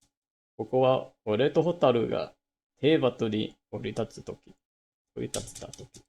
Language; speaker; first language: Japanese; non-native, learner; English